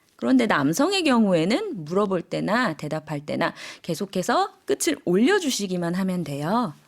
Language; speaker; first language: Korean; native; Korean